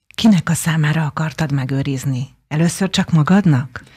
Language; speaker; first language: Hungarian; native; Hungarian